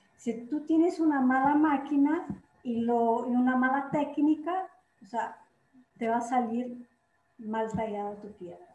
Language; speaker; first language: Spanish; non-native, fluent; Portuguese